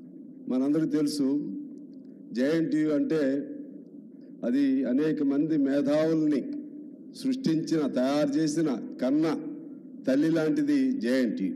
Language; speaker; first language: Telugu; native; Telugu